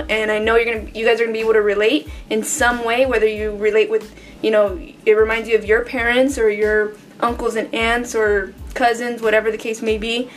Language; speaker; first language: English; early bilingual, other home language; Spanish